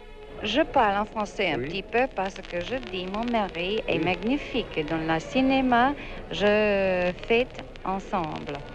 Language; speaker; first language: French; non-native, learner; English